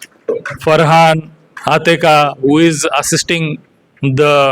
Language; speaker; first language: English; non-native, fluent; Gujarati